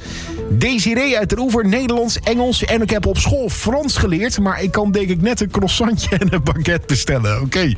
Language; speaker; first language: Dutch; native; Dutch